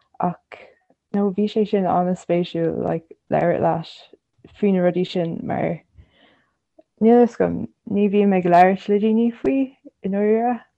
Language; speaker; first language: Irish; non-native, local second language; English